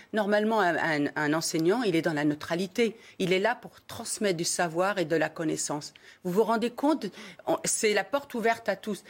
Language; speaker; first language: French; early bilingual, other home language; Arabic